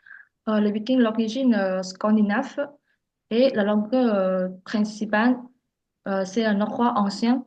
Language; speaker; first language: French; non-native, learner; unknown